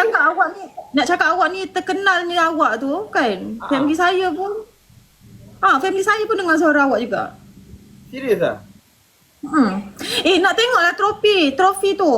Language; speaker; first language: Malay; native; Malay